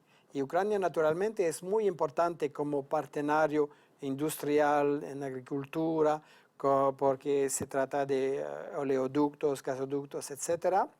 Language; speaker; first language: Spanish; non-native, fluent; French